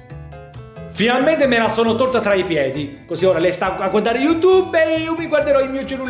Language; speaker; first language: Italian; native; Italian